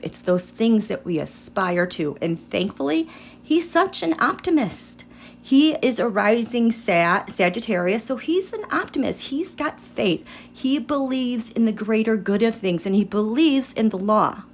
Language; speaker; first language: English; native; English